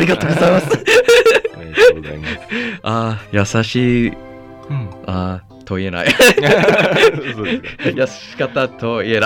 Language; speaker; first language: Japanese; non-native, learner; English